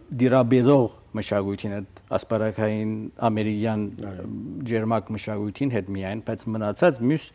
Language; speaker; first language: Armenian; early bilingual, heritage; Armenian